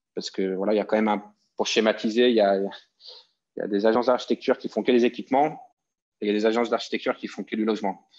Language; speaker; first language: French; native; French